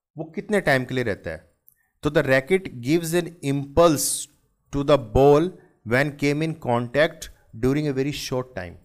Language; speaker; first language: Hindi; native; Hindi